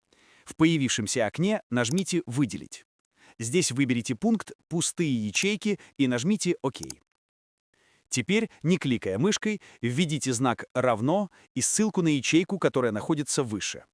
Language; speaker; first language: Russian; native; Russian